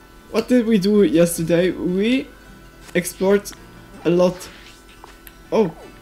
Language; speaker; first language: English; non-native, fluent; Swiss German